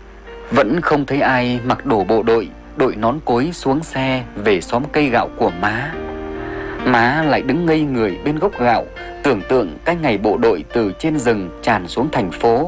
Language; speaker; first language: Vietnamese; native; Vietnamese